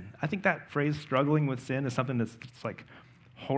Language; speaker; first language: English; native; English